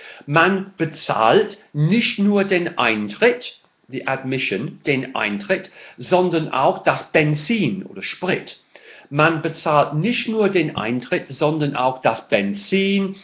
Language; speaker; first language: German; non-native, fluent; English